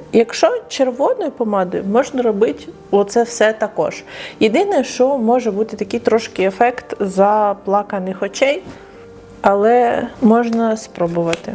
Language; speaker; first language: Ukrainian; non-native, local second language; Russian